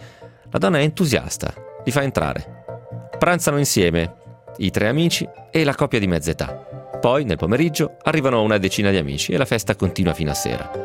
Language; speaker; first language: Italian; native; Italian